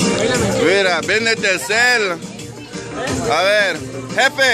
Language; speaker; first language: Spanish; non-native, learner; English